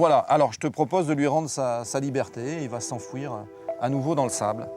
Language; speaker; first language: French; native; French